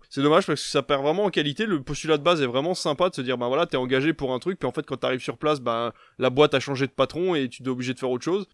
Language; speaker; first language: French; native; French